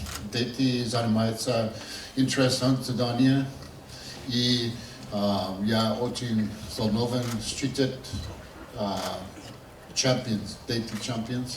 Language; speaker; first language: Russian; non-native, learner; English